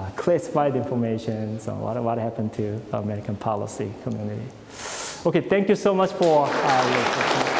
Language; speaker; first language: English; non-native, fluent; Korean